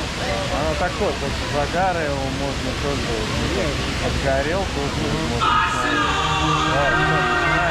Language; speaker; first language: Russian; native; Russian